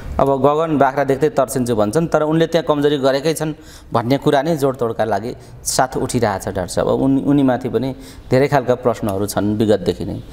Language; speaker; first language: Nepali; native; Nepali